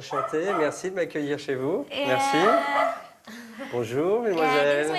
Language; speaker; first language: French; native; French